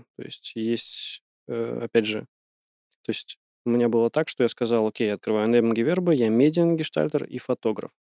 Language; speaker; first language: Russian; early bilingual, heritage; Russian